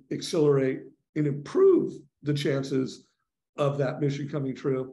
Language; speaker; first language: English; native; English